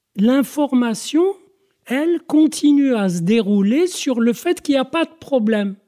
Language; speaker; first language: French; non-native, local second language; Arabic